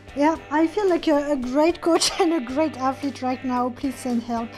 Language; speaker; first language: English; non-native, fluent; French